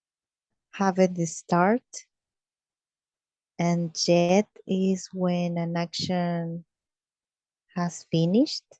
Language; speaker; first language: English; non-native, learner; Spanish